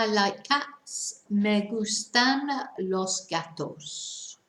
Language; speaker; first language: Spanish; non-native, fluent; English